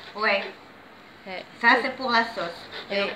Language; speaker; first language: French; non-native, fluent; Arabic